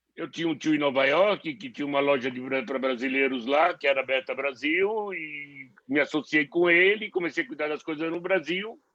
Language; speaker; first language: Portuguese; non-native, fluent; Hebrew